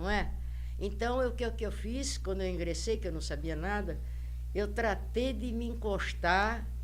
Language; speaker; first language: Portuguese; native; Portuguese